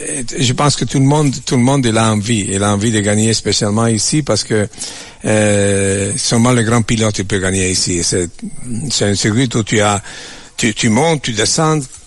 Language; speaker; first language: French; non-native, learner; Italian